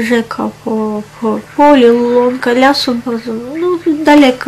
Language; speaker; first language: Polish; non-native, fluent; Russian